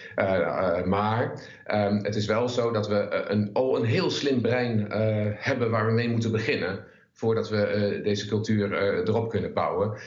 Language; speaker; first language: Dutch; native; Dutch